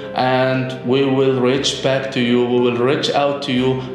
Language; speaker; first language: English; non-native, fluent; Arabic